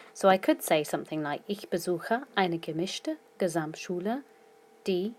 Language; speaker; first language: German; non-native, fluent; English